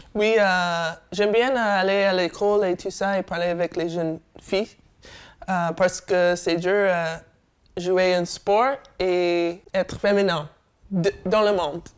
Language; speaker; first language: French; non-native, learner; English